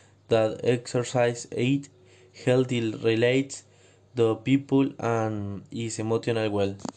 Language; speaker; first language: English; non-native, learner; Spanish